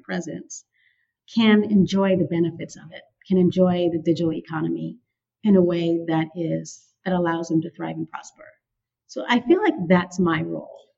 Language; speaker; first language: English; native; English